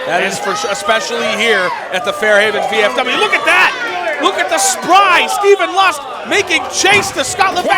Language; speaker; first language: English; native; English